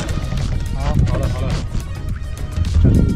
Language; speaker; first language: Chinese; native; Chinese